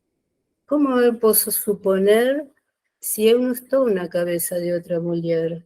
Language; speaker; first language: Portuguese; non-native, learner; Spanish